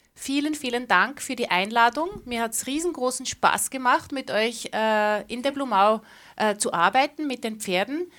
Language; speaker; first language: German; native; German